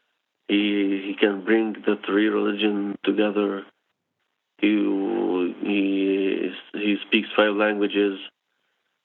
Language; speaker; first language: English; non-native, fluent; Hebrew